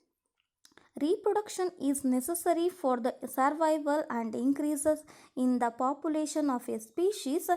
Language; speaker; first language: English; non-native, local second language; Kannada